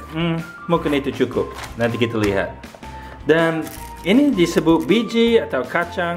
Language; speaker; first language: Indonesian; non-native, fluent; English